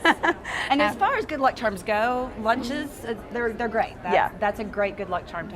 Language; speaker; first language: English; native; English